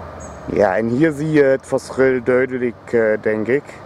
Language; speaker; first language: Dutch; non-native, fluent; German